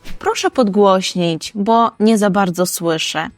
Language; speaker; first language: Polish; non-native, fluent; Ukrainian